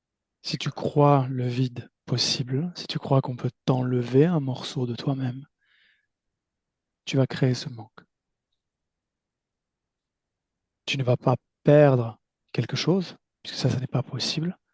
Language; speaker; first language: French; native; French